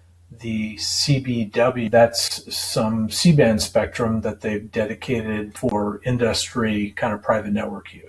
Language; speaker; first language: English; native; English